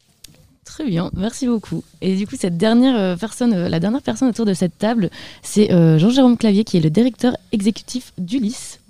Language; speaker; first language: French; native; French